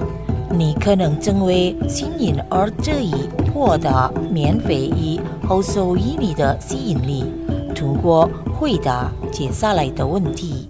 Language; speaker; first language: Chinese; non-native, fluent; Indonesian